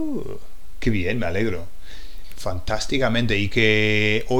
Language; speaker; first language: Spanish; non-native, fluent; English